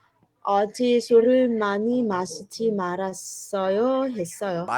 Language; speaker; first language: Korean; non-native, learner; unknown